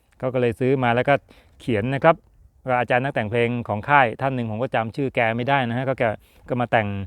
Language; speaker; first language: Thai; native; Thai